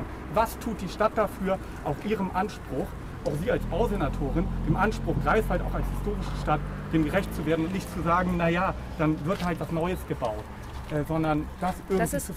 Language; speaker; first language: German; native; German